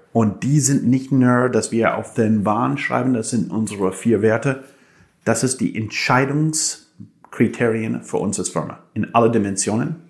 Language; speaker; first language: German; non-native, fluent; English